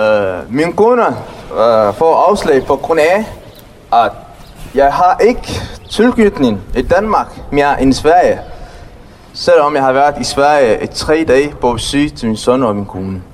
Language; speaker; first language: Danish; non-native, learner; Tigrinya